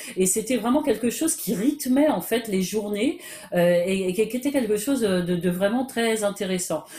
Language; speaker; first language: French; native; French